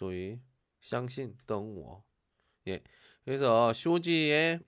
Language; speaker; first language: Chinese; non-native, learner; Korean